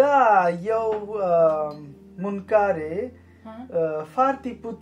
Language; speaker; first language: Romanian; non-native, learner; Bangla